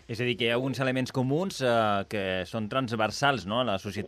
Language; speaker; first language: Catalan; native; Catalan